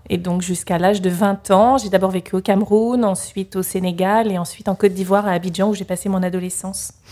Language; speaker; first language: French; native; French